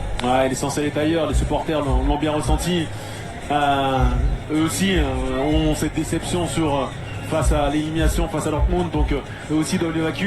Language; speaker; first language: French; native; French